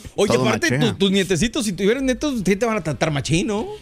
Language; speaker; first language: Spanish; native; Spanish